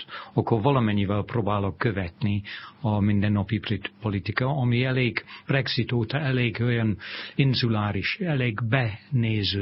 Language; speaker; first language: Hungarian; non-native, fluent; English